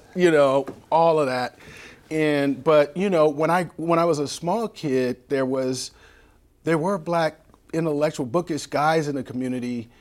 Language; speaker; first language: English; native; English